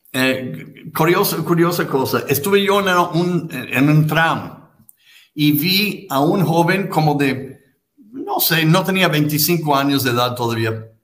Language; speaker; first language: Spanish; non-native, fluent; English